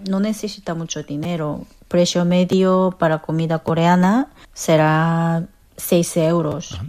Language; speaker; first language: Spanish; non-native, fluent; Korean